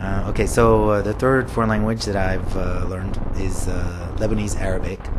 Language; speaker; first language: English; native; English